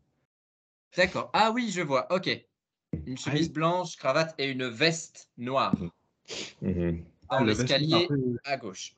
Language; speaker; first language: French; non-native, fluent; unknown